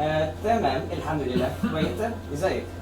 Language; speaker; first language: Arabic; non-native, learner; English